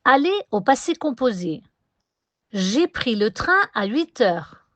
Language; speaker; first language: French; non-native, fluent; Spanish